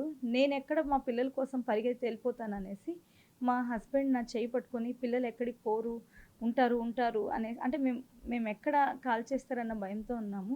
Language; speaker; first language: Telugu; native; Telugu